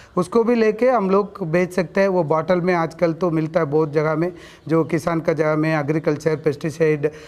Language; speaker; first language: Hindi; non-native, local second language; Kannada